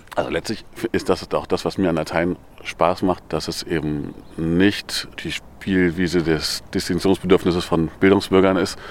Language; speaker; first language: German; native; German